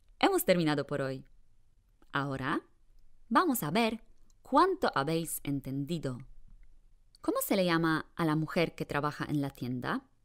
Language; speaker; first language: Spanish; non-native, fluent; Polish